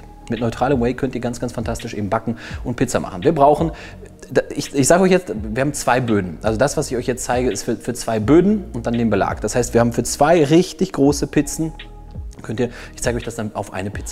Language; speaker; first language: German; native; German